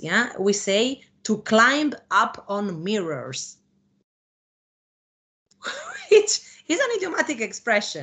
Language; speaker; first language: English; non-native, fluent; Italian